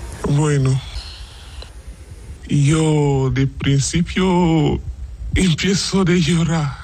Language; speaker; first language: Spanish; non-native, learner; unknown